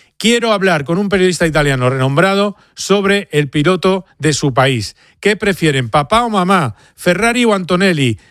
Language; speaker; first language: Spanish; native; Spanish